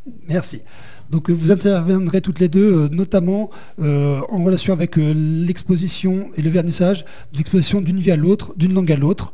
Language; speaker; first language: French; native; French